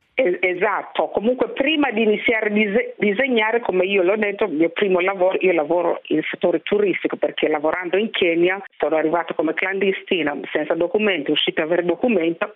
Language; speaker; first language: Italian; non-native, fluent; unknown